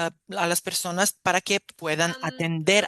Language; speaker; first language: Spanish; non-native, fluent; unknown